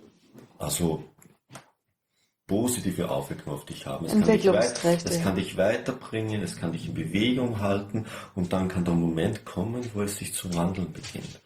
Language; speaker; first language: German; native; German